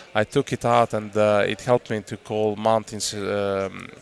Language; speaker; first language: English; non-native, fluent; Croatian